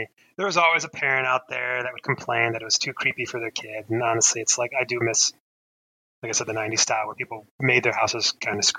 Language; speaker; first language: English; native; English